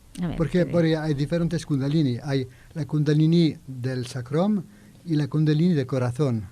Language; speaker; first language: Spanish; non-native, learner; French